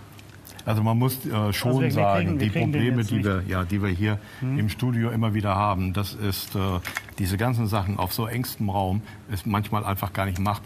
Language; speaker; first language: German; native; German